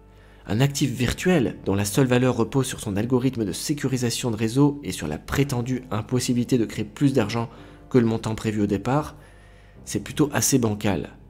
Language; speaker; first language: French; native; French